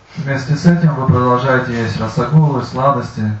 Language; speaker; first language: Russian; native; Russian